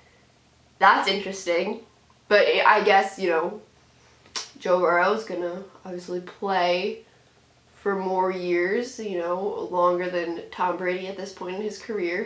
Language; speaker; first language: English; native; English